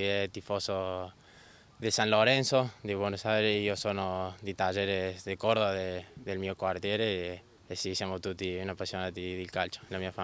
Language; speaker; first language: Italian; non-native, learner; Spanish